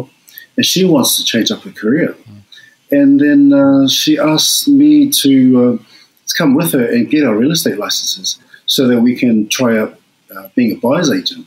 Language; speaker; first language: English; native; English